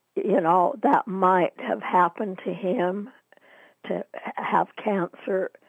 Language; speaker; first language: English; native; English